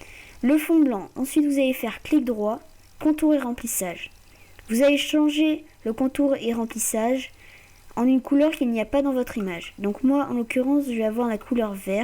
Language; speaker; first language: French; native; French